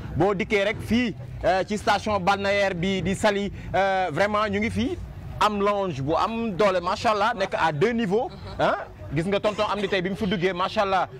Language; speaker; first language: Wolof; native; Wolof